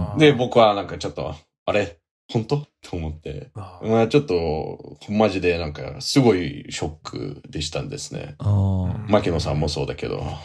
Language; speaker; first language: Japanese; non-native, fluent; Russian